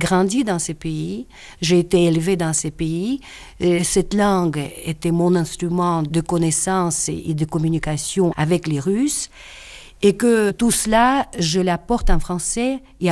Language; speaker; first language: French; non-native, fluent; Russian